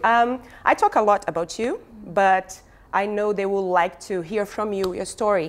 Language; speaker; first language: English; non-native, fluent; Portuguese